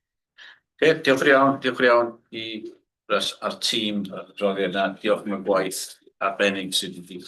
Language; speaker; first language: Welsh; non-native, learner; English